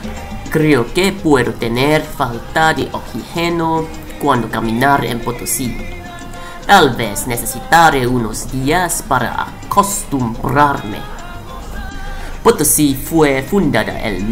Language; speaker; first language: Spanish; non-native, learner; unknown